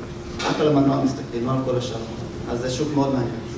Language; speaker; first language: Hebrew; native; Hebrew